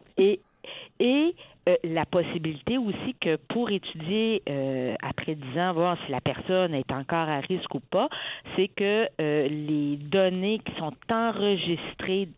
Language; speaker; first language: French; native; French